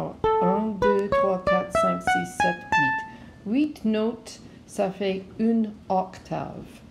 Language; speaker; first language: French; non-native, learner; English